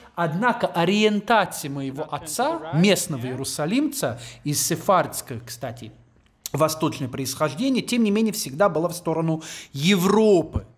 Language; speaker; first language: Russian; non-native, fluent; English